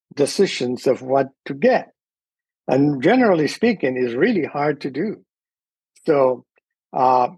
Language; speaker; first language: English; early bilingual, other home language; Spanish